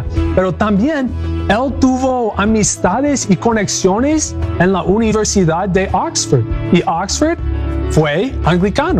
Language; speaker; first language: Spanish; non-native, learner; English